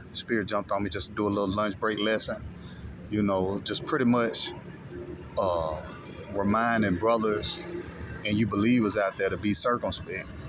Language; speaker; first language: English; native; English